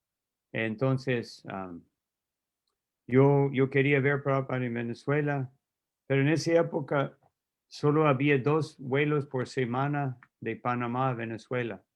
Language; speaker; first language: Spanish; non-native, fluent; English